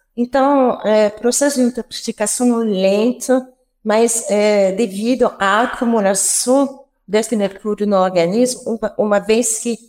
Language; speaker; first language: Portuguese; non-native, fluent; French